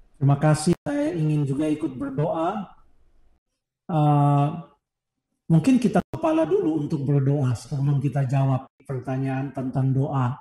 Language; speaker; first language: Indonesian; native; Indonesian